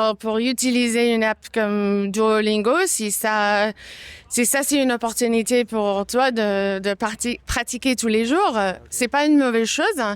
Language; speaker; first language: French; non-native, fluent; English